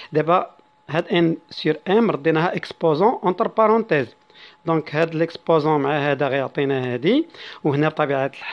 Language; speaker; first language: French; non-native, local second language; Arabic